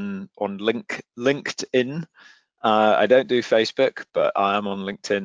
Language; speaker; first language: English; native; English